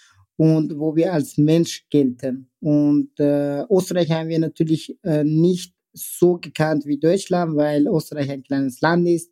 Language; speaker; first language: German; non-native, fluent; Persian